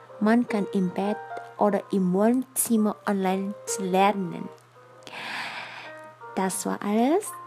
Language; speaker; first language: German; non-native, fluent; Indonesian